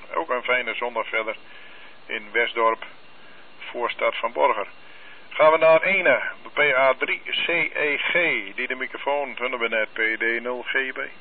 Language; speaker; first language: Dutch; native; Dutch